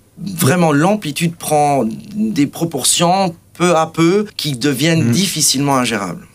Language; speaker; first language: French; non-native, local second language; Portuguese